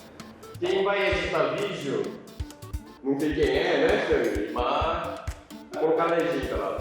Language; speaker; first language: Portuguese; non-native, fluent; Korean